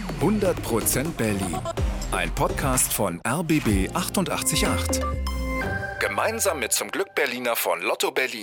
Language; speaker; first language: German; native; German